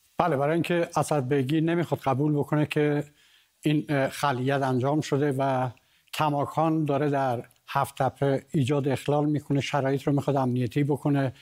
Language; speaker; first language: Persian; native; Persian